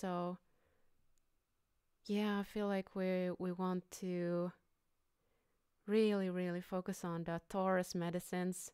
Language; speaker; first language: English; non-native, fluent; Finnish